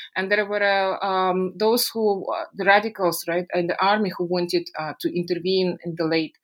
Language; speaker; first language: English; non-native, fluent; Russian